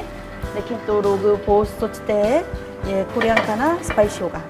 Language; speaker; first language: Hindi; non-native, learner; Korean